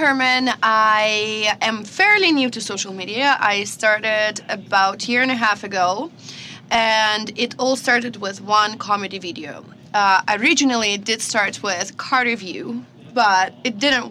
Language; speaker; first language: English; non-native, fluent; Russian